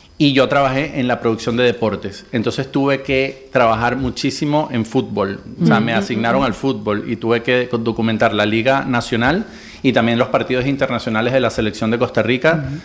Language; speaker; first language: Spanish; native; Spanish